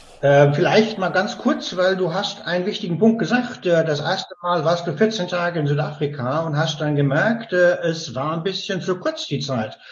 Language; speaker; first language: German; native; German